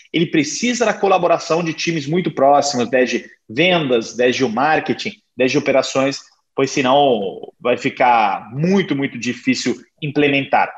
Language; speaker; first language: Portuguese; non-native, fluent; Italian